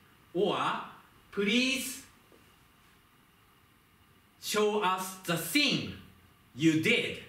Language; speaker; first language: English; non-native, fluent; Japanese